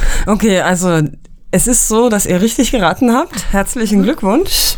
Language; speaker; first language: German; native; German